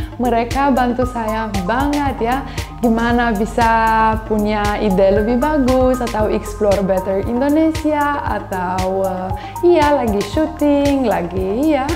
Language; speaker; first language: Indonesian; non-native, learner; Romanian